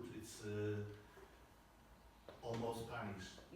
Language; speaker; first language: English; non-native, learner; Polish